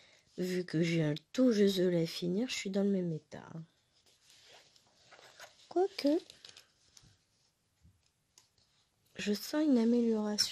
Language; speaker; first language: French; native; French